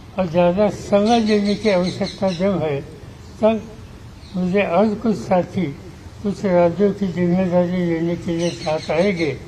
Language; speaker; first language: Hindi; non-native, local second language; Marathi